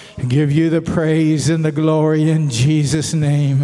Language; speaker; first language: English; native; English